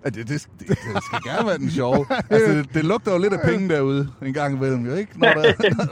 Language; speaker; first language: Danish; native; Danish